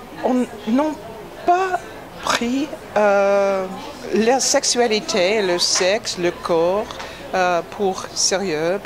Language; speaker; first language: French; non-native, fluent; English